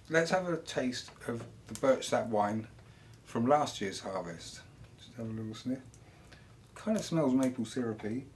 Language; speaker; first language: English; native; English